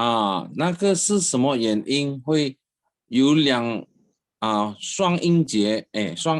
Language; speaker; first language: Chinese; early bilingual, heritage; Chinese